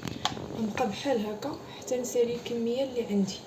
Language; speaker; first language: Arabic; native; Arabic